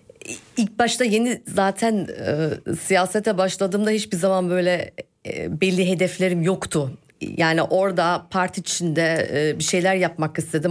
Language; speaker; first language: Turkish; early bilingual, heritage; Turkish